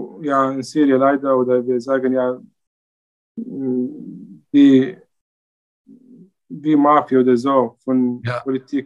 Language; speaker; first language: German; non-native, learner; Arabic